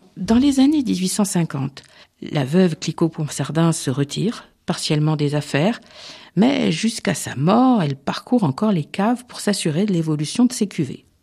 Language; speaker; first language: French; native; French